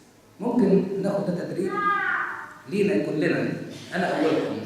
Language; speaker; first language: Arabic; native; Arabic